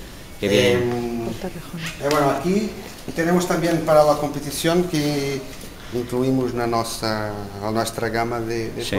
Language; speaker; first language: Spanish; non-native, learner; Portuguese